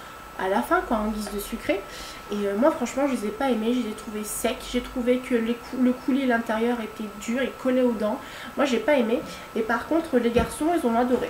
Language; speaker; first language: French; native; French